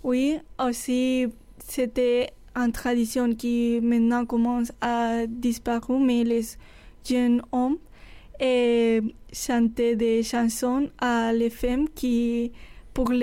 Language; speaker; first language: French; non-native, learner; Spanish